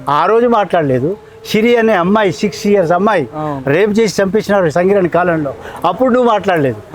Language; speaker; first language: Telugu; non-native, local second language; Lambadi